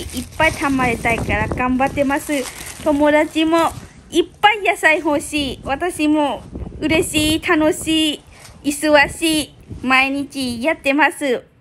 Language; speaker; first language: Japanese; non-native, learner; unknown